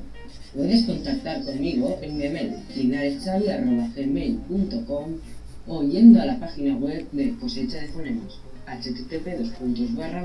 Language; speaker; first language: Spanish; native; Spanish